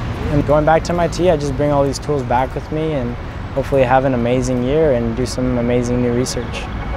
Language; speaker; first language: English; early bilingual, other home language; Spanish